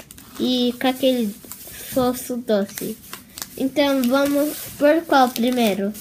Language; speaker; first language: Portuguese; early bilingual, heritage; Portuguese